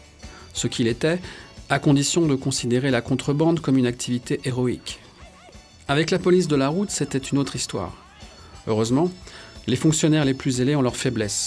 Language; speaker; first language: French; native; French